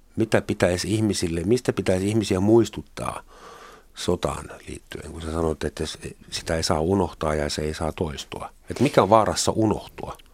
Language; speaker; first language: Finnish; non-native, fluent; German